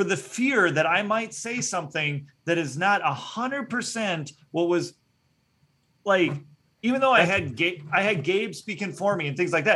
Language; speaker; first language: English; native; English